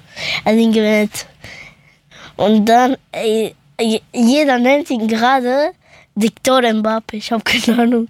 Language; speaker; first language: German; early bilingual, other home language; Persian